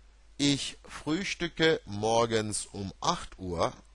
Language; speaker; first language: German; non-native, fluent; Turkish